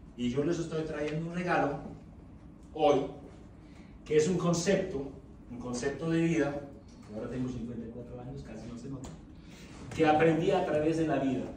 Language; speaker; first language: Spanish; non-native, fluent; German